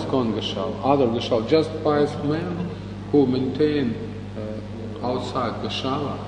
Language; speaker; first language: English; non-native, learner; Russian